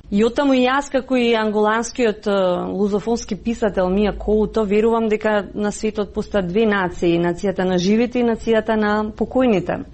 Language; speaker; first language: Macedonian; native; Macedonian